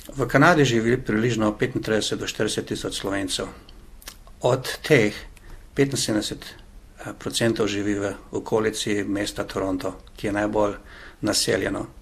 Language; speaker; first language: Slovenian; native; Slovenian